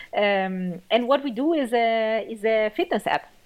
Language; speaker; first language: English; non-native, fluent; Italian